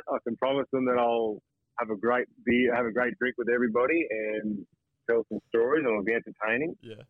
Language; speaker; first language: English; native; English